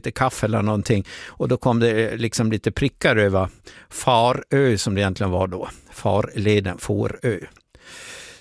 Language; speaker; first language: Swedish; native; Swedish